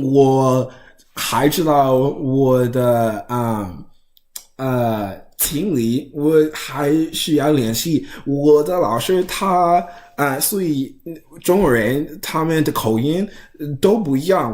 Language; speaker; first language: Chinese; non-native, learner; English